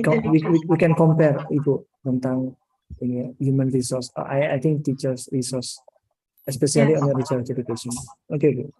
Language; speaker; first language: English; non-native, learner; Indonesian